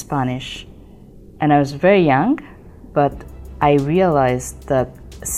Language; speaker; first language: English; non-native, fluent; Japanese